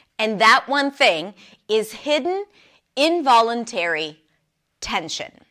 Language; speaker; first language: English; non-native, fluent; Hebrew